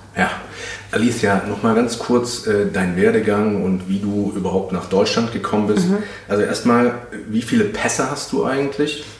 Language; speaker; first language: German; native; German